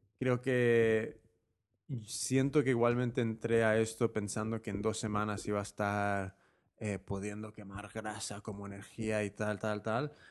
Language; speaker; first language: Spanish; native; Spanish